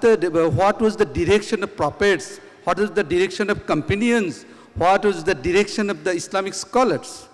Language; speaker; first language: English; non-native, fluent; Bangla